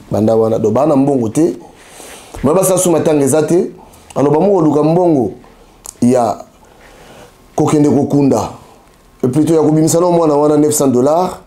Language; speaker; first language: Lingala; native; Lingala